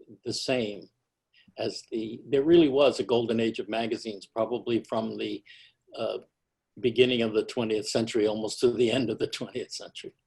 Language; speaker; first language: English; native; English